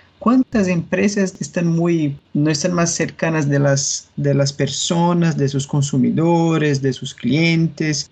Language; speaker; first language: Spanish; non-native, fluent; Portuguese